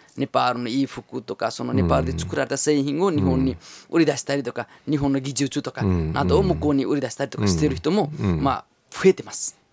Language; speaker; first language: Japanese; non-native, fluent; Nepali